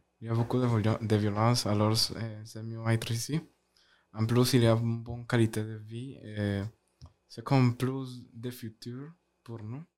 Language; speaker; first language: French; non-native, learner; Spanish